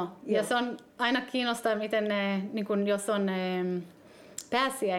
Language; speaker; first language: Finnish; early bilingual, heritage; Hebrew